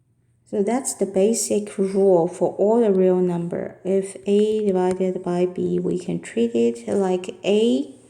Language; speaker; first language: English; non-native, fluent; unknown